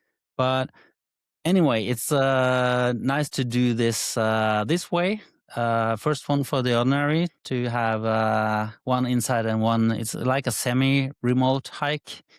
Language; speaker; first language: English; non-native, fluent; Norwegian